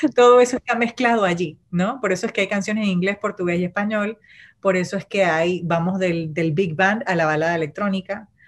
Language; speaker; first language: Spanish; native; Spanish